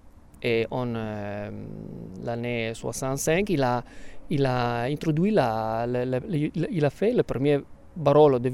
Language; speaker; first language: French; non-native, fluent; Italian